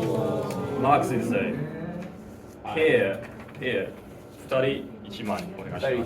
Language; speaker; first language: Japanese; non-native, fluent; English